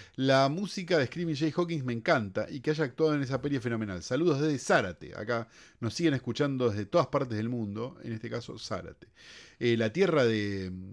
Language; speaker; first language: Spanish; native; Spanish